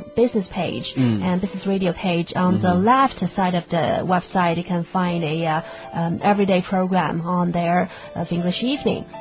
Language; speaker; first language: English; non-native, fluent; Chinese